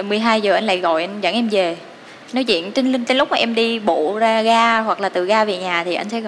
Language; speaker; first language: Vietnamese; native; Vietnamese